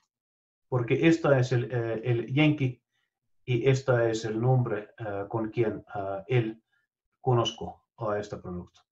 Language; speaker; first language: Spanish; non-native, fluent; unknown